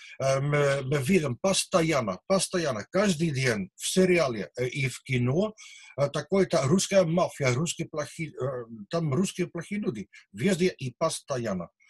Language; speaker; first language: Russian; non-native, learner; Dutch